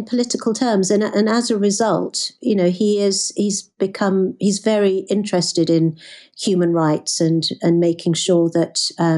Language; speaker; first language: English; native; English